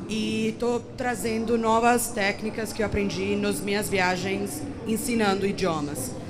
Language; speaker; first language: Portuguese; non-native, fluent; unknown